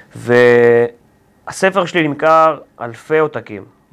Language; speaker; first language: Hebrew; native; Hebrew